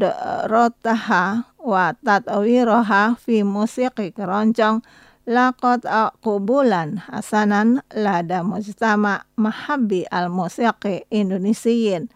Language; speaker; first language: Arabic; non-native, learner; Indonesian